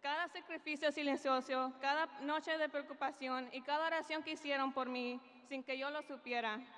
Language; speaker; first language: Spanish; early bilingual, heritage; Spanish